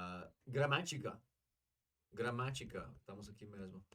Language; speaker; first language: Portuguese; non-native, learner; English